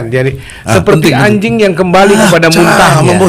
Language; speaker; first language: Indonesian; native; Indonesian